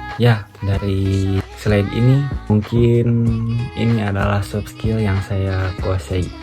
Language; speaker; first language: Indonesian; non-native, local second language; Sundanese